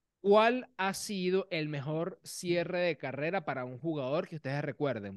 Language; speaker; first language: Spanish; native; Spanish